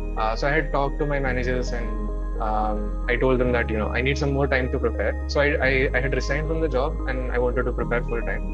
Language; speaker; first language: English; non-native, local second language; Malayalam